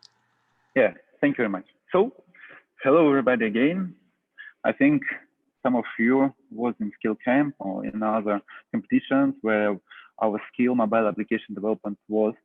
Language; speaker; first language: English; non-native, fluent; Russian